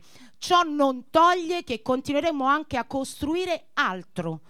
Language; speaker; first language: Italian; native; Italian